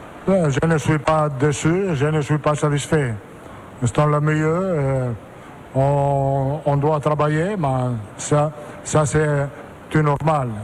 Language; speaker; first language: French; non-native, learner; Italian